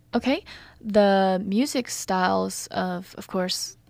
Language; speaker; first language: English; early bilingual, other home language; Chinese